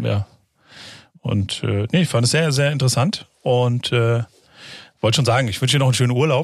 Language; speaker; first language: German; native; German